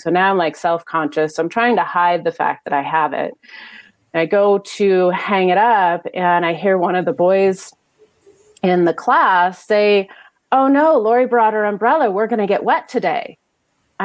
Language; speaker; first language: English; native; English